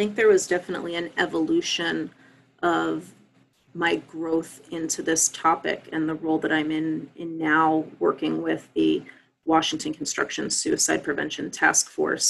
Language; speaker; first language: English; native; English